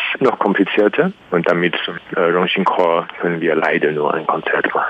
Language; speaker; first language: German; non-native, learner; Chinese